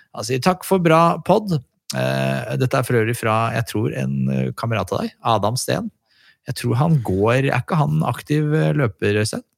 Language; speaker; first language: Norwegian; native; Norwegian